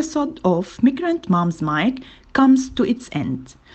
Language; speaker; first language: English; non-native, fluent; Arabic